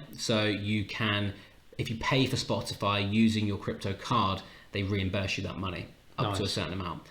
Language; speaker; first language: English; native; English